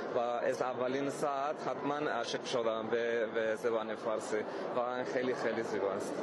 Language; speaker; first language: Persian; non-native, learner; Spanish